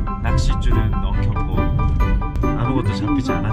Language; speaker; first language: Korean; native; Korean